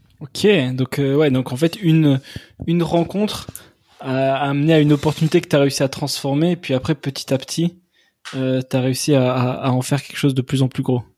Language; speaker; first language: French; native; French